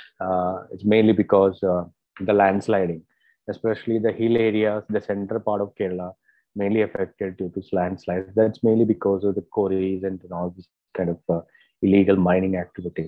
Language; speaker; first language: English; non-native, local second language; Malayalam